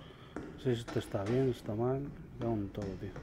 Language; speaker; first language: Spanish; native; Spanish